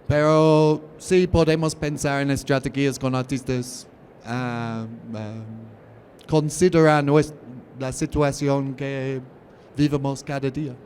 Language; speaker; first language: Spanish; non-native, learner; English